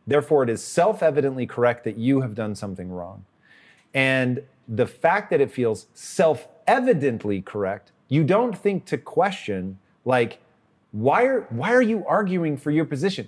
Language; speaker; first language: English; native; English